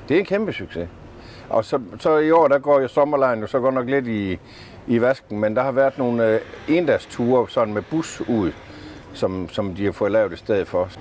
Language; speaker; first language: Danish; native; Danish